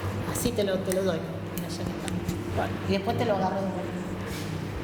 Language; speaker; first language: Spanish; native; Spanish